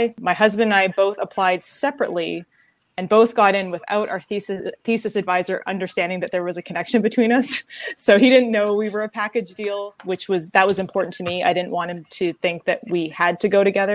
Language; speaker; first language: English; native; English